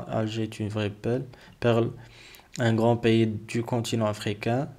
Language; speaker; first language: French; non-native, local second language; Arabic